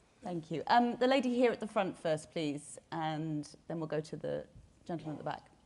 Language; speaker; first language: English; native; English